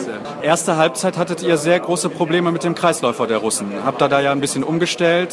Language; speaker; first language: German; native; German